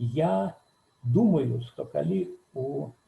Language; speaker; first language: Belarusian; native; Belarusian